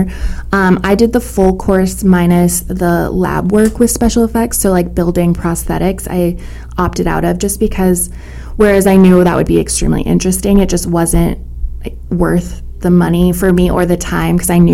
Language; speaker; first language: English; native; English